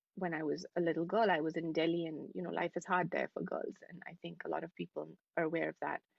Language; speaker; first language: English; non-native, local second language; Hindi